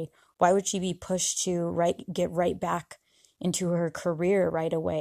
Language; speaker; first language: English; native; English